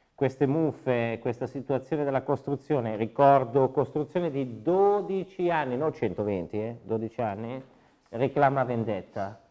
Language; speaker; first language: Italian; native; Italian